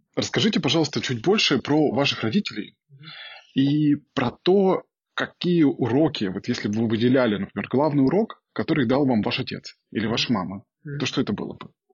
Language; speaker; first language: Russian; native; Russian